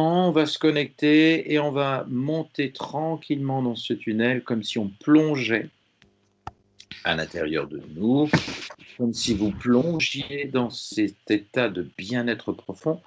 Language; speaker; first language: French; native; French